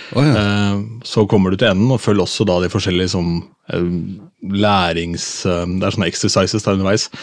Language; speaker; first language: Norwegian; native; Norwegian